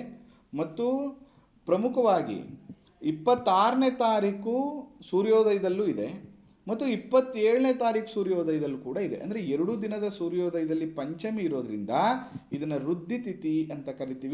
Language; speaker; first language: Kannada; native; Kannada